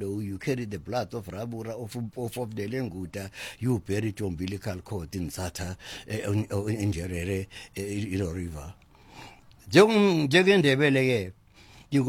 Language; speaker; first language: English; non-native, local second language; Zulu